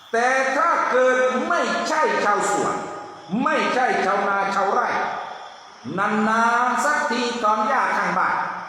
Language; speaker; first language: Thai; non-native, local second language; Pattani Malay